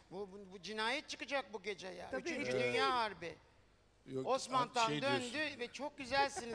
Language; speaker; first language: Turkish; native; Turkish